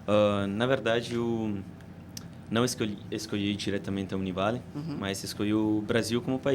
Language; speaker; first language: Portuguese; non-native, fluent; Italian